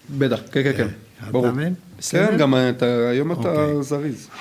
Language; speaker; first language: Hebrew; native; Hebrew